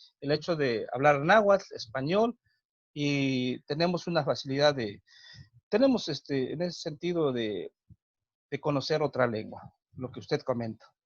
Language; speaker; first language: Spanish; non-native, local second language; Nahuatl languages